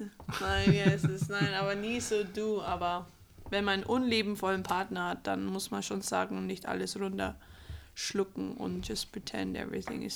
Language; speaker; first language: German; non-native, fluent; English